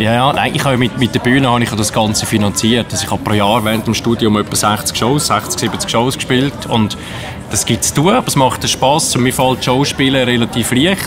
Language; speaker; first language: German; native; German